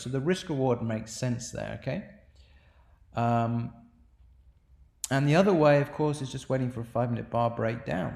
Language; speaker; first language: English; native; English